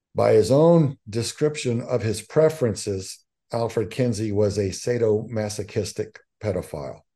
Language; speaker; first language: English; native; English